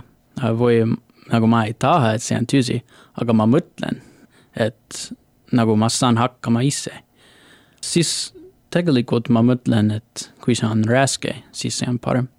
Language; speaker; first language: Estonian; non-native, learner; English